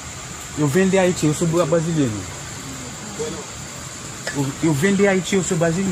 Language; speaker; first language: Portuguese; non-native, learner; Haitian Creole